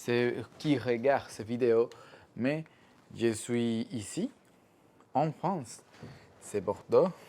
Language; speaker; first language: French; non-native, learner; Spanish